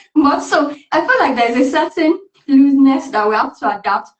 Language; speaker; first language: English; non-native, local second language; Yoruba